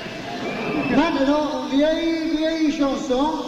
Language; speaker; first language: French; non-native, learner; English